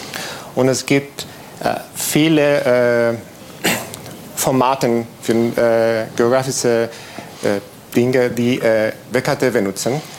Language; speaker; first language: German; non-native, fluent; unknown